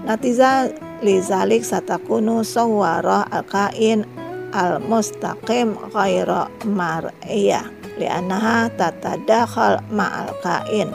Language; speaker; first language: Arabic; non-native, fluent; Indonesian